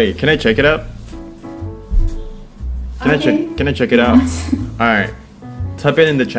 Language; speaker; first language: English; non-native, fluent; Indonesian